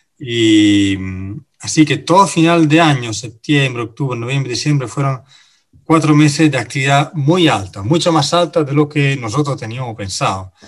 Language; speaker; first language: Spanish; non-native, fluent; Italian